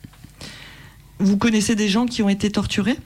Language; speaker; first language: French; native; French